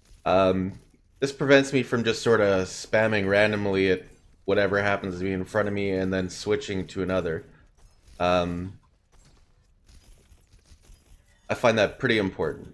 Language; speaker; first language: English; native; English